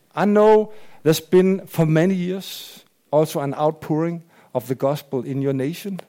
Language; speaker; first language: English; non-native, fluent; Danish